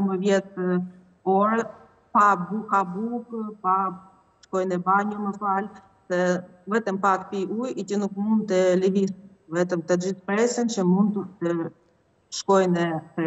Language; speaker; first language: Albanian; non-native, learner; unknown